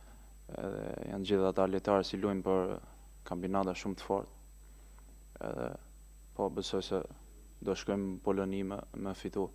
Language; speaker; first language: Albanian; early bilingual, heritage; Albanian